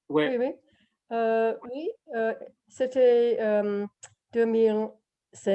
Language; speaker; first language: French; non-native, learner; English